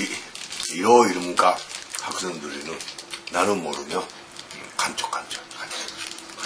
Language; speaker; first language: Korean; early bilingual, heritage; Korean